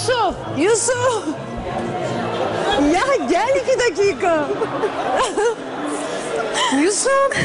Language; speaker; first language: Turkish; native; Turkish